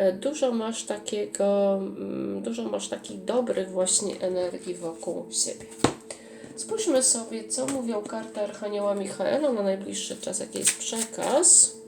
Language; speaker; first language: Polish; native; Polish